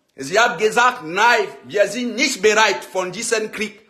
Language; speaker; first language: German; non-native, learner; French